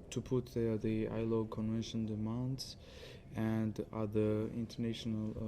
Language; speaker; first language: English; non-native, learner; Georgian